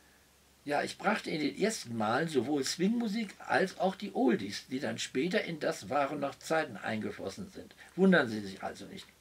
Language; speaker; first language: German; native; German